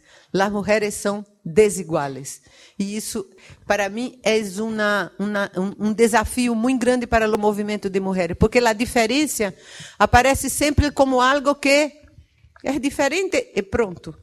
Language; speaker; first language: Portuguese; non-native, learner; Spanish